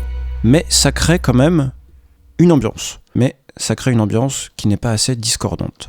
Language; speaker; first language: French; native; French